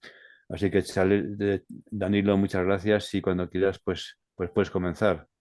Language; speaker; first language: Spanish; native; Spanish